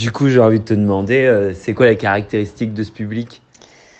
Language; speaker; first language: French; native; French